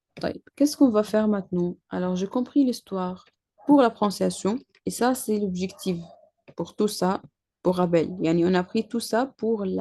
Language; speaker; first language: French; non-native, learner; Arabic